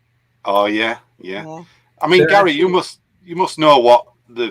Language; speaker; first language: English; native; English